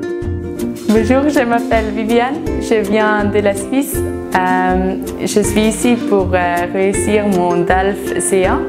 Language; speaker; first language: French; non-native, fluent; Swiss German